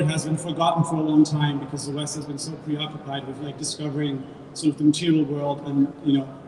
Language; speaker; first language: English; non-native, fluent; German